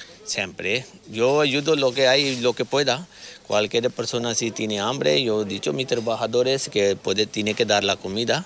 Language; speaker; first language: Spanish; non-native, learner; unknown